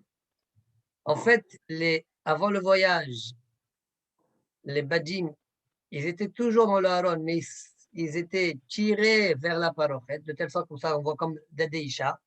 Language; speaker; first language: French; native; French